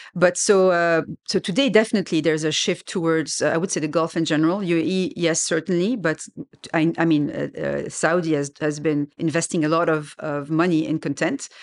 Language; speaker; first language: English; non-native, fluent; French